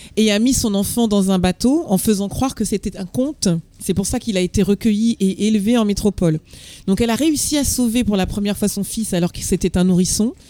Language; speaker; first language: French; native; French